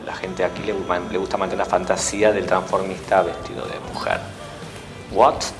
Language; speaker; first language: Spanish; native; Spanish